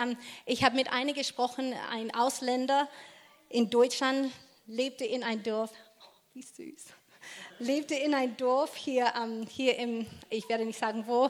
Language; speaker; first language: German; non-native, fluent; English